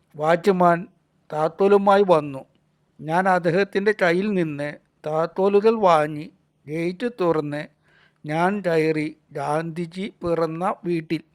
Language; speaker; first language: Malayalam; native; Malayalam